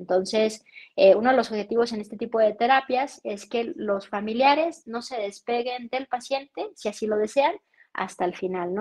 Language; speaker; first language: Spanish; native; Spanish